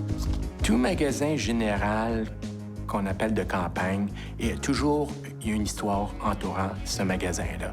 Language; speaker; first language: French; native; French